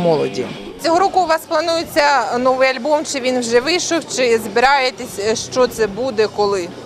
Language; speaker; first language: Ukrainian; native; Ukrainian